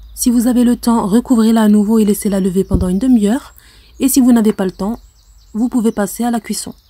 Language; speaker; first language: French; non-native, local second language; Arabic